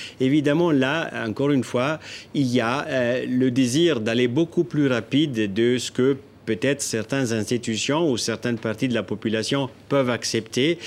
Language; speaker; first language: French; non-native, local second language; Italian